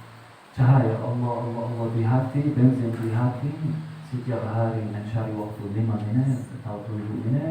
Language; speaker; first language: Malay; non-native, learner; Arabic